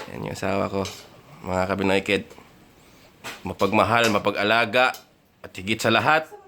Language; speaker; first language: Filipino; native; Filipino